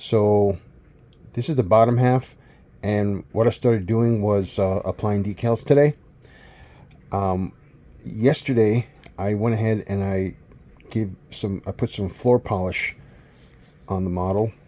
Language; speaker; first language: English; native; English